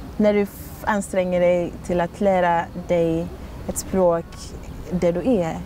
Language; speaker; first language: Swedish; early bilingual, other home language; Ganda